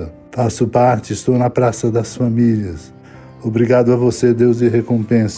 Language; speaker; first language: Portuguese; native; Portuguese